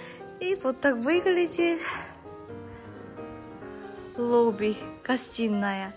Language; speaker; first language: Russian; non-native, learner; Korean